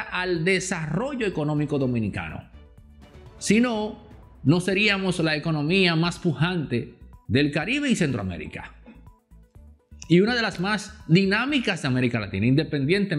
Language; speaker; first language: Spanish; native; Spanish